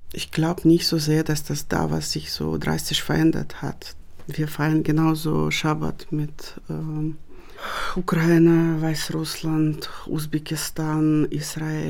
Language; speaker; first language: German; non-native, fluent; Russian